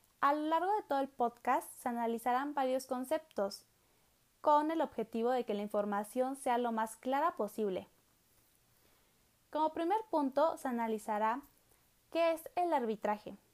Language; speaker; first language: Spanish; native; Spanish